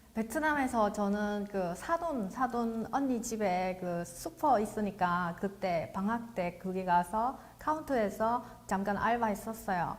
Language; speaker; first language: Korean; non-native, fluent; Vietnamese